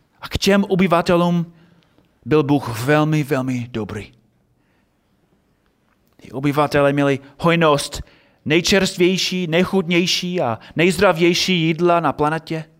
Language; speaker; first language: Czech; non-native, fluent; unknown